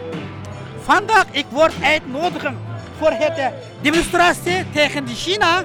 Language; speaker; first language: Dutch; non-native, learner; Uyghur